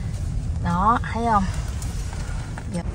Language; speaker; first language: Vietnamese; native; Vietnamese